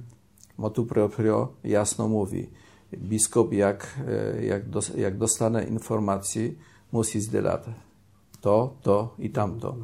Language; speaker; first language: Czech; non-native, learner; Polish